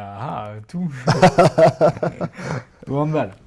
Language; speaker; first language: French; native; French